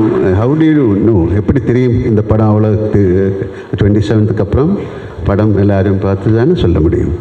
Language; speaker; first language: Tamil; non-native, learner; Malayalam